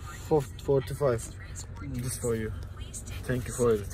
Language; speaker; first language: English; non-native, learner; Turkish